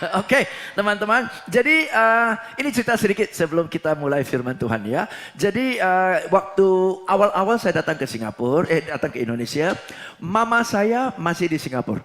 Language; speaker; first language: Indonesian; non-native, fluent; English